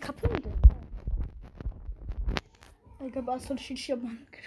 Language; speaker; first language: Turkish; early bilingual, heritage; Turkish